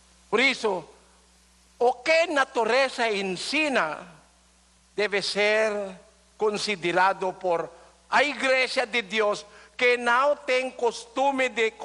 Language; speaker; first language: Portuguese; non-native, learner; Filipino